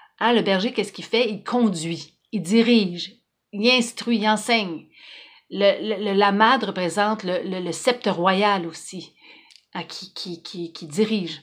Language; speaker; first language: French; native; French